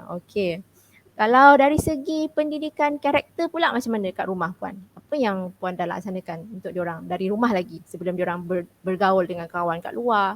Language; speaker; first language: Malay; native; Malay